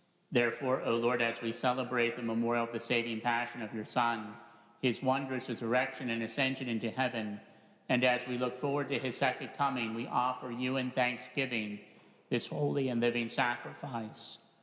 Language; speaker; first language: English; native; English